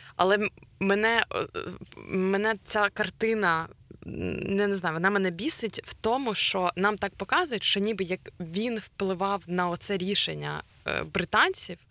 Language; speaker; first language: Ukrainian; native; Ukrainian